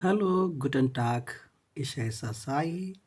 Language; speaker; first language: German; non-native, learner; Telugu